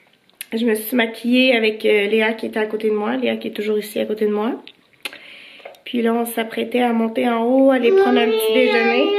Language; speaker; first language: French; native; French